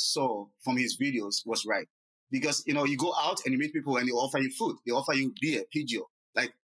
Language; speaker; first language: English; non-native, local second language; Akan